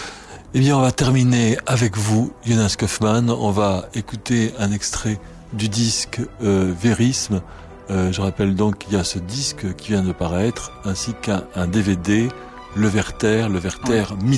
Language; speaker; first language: French; native; French